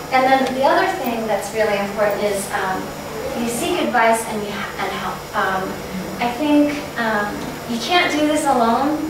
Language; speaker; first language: English; native; English